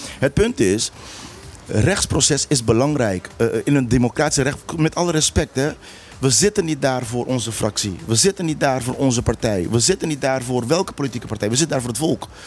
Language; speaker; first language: Dutch; non-native, local second language; Papiamento